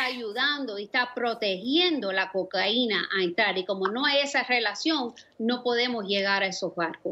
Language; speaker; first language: Spanish; early bilingual, other home language; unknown